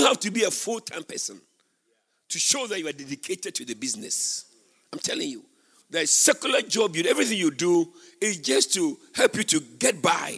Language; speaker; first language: English; non-native, local second language; Akan